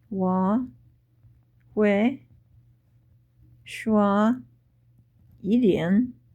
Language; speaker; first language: Chinese; non-native, learner; English